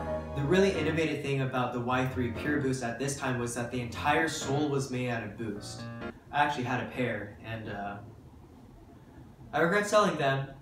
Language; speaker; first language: English; native; English